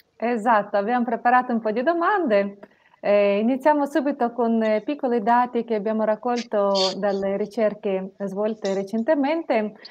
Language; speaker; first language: Italian; non-native, fluent; Ukrainian